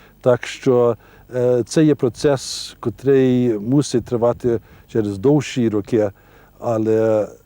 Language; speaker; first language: Ukrainian; early bilingual, heritage; Ukrainian